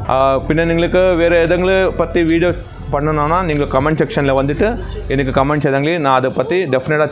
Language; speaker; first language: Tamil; non-native, learner; Malayalam